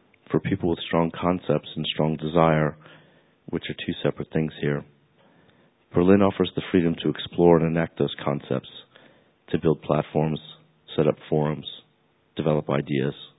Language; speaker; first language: English; native; English